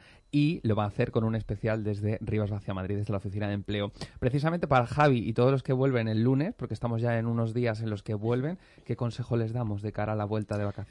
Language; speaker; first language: Spanish; native; Spanish